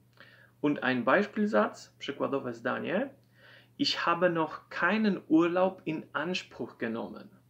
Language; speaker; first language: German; non-native, fluent; Polish